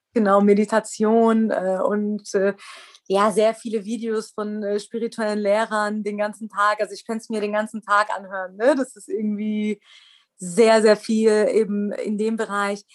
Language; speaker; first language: German; early bilingual, other home language; Persian